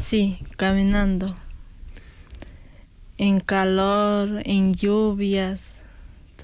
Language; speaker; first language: Spanish; non-native, local second language; Quechua